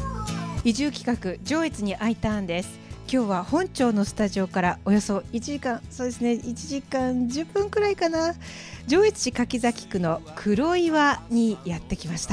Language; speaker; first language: Japanese; native; Japanese